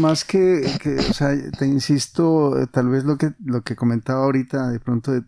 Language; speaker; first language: Spanish; native; Spanish